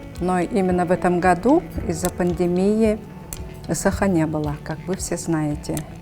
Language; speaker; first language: Russian; non-native, local second language; Yakut